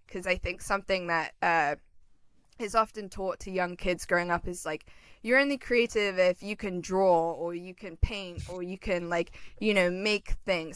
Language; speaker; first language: English; native; English